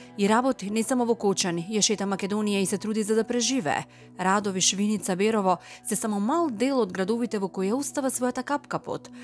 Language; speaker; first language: Macedonian; native; Macedonian